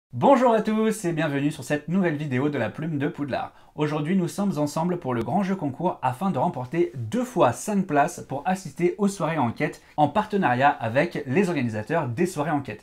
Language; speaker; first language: French; native; French